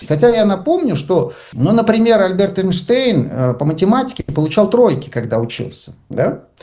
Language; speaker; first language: Russian; native; Russian